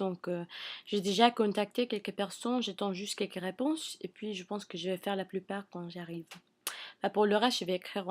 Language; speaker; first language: French; non-native, fluent; English